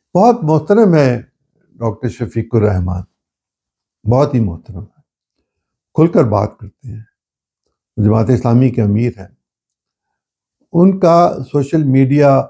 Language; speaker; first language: Urdu; non-native, local second language; Punjabi